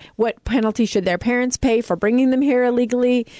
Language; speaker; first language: English; native; English